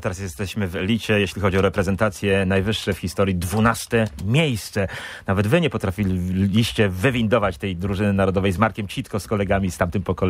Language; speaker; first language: Polish; native; Polish